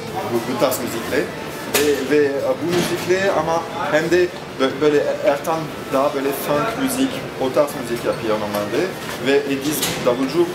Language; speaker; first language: Turkish; non-native, fluent; French